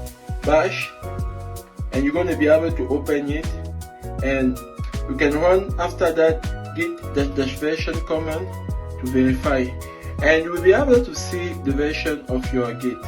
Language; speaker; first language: English; non-native, fluent; French